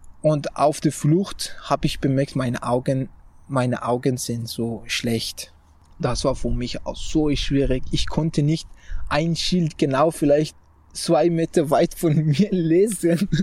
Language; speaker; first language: German; non-native, fluent; Persian